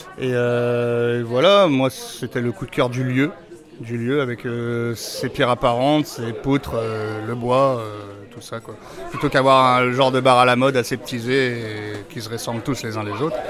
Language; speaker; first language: French; native; French